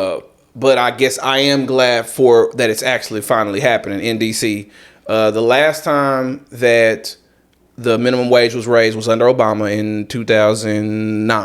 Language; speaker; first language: English; native; English